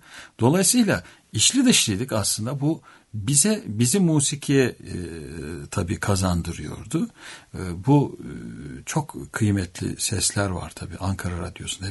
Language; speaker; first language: Turkish; native; Turkish